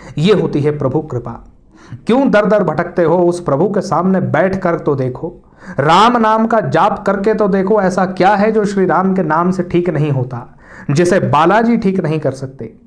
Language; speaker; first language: Hindi; native; Hindi